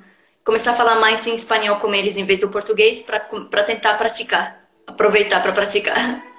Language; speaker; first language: Portuguese; non-native, fluent; Arabic